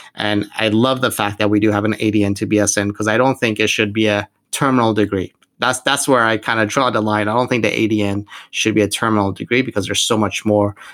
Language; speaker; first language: English; non-native, fluent; Persian